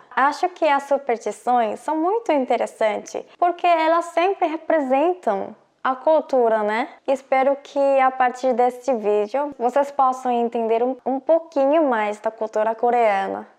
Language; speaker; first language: Portuguese; non-native, fluent; Korean